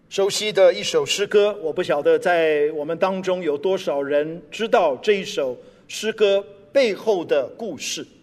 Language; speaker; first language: Chinese; non-native, local second language; English